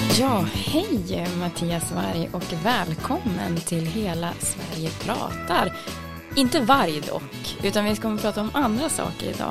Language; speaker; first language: Swedish; native; Swedish